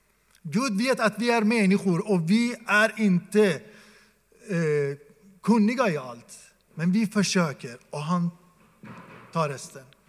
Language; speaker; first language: Swedish; non-native, fluent; Persian